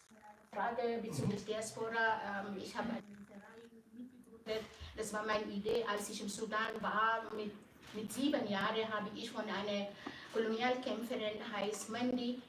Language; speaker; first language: German; non-native, fluent; Arabic